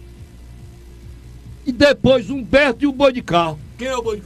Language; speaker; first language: Portuguese; native; Portuguese